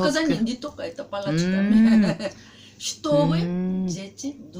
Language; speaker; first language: Russian; non-native, learner; Korean